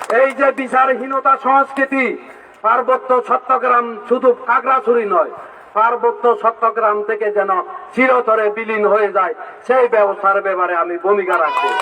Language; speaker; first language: Bangla; non-native, local second language; Chakma